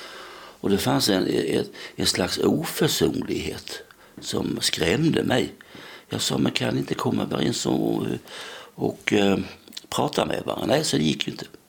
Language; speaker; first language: Swedish; native; Swedish